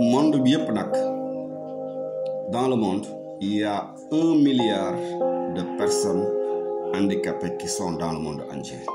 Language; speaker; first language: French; non-native, local second language; Wolof